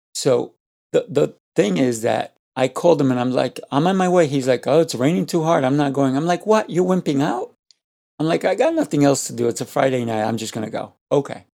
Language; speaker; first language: English; non-native, fluent; Spanish